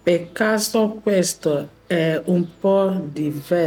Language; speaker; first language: Italian; non-native, learner; Arabic